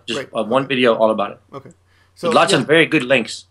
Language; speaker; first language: English; native; English